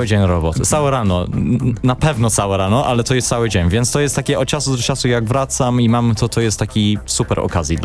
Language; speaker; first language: Polish; non-native, learner; English